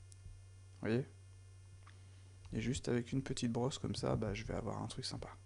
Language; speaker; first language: French; native; French